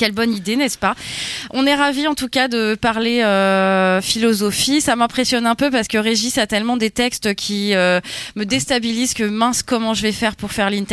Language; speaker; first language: French; native; French